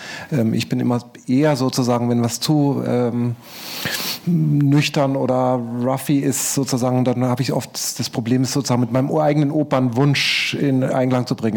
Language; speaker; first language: German; native; German